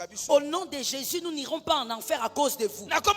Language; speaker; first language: French; non-native, local second language; Lingala